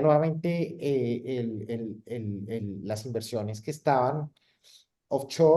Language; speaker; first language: Spanish; native; Spanish